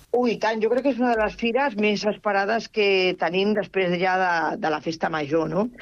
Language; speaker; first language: Catalan; non-native, local second language; Spanish